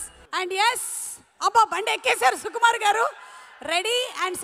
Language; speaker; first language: Telugu; native; Telugu